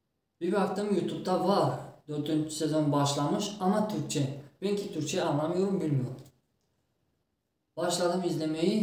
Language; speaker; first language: Turkish; non-native, fluent; Tajik